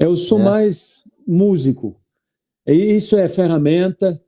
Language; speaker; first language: Portuguese; non-native, learner; French